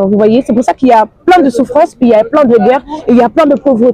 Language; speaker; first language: French; native; French